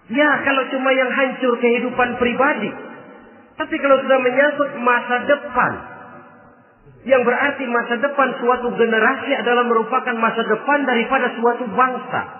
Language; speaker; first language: Indonesian; native; Indonesian